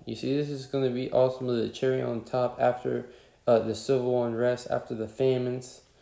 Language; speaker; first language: English; native; English